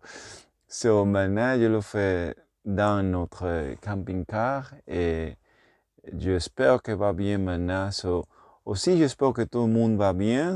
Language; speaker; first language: French; non-native, learner; Spanish